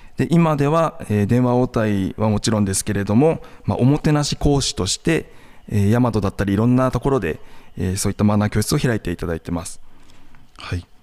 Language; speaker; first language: Japanese; native; Japanese